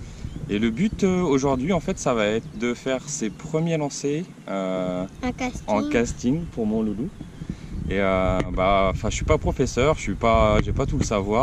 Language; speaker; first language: French; native; French